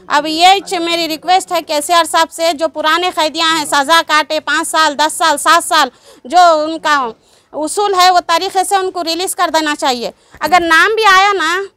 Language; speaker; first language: Hindi; non-native, local second language; Urdu